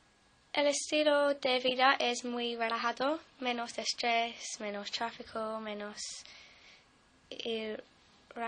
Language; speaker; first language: Spanish; non-native, learner; English